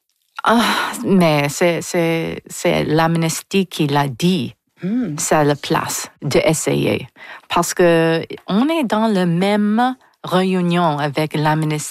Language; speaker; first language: French; non-native, learner; English